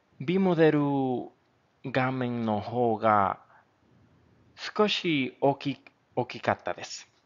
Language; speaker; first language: Japanese; non-native, learner; Spanish